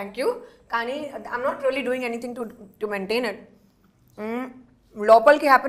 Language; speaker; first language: Telugu; non-native, learner; Hindi